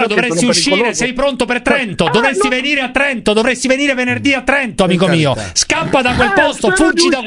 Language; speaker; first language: Italian; native; Italian